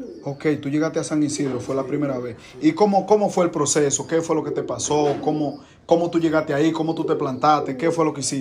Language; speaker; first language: Spanish; native; Spanish